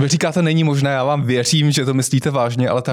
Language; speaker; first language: Czech; native; Czech